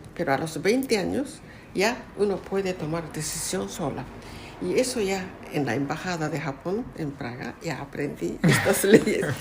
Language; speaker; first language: Spanish; non-native, fluent; Japanese